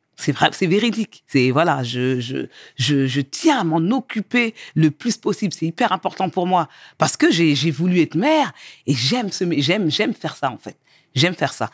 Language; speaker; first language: French; early bilingual, other home language; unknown